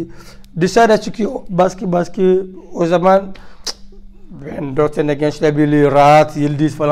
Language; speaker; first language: Turkish; non-native, learner; French